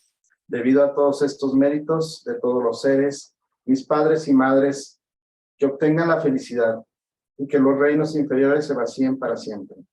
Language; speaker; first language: Spanish; native; Spanish